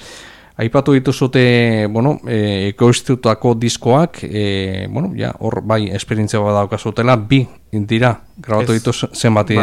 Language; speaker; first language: Basque; native; Basque